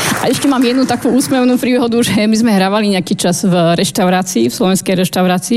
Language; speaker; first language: Slovak; native; Slovak